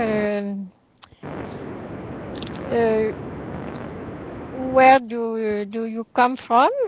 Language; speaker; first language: English; non-native, learner; French